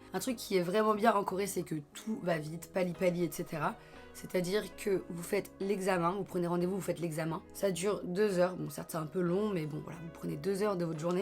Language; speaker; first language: French; native; French